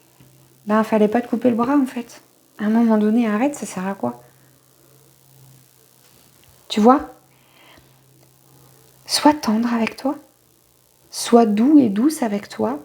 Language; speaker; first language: French; native; French